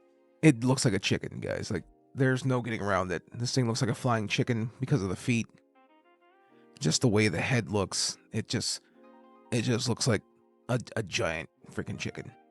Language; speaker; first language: English; native; English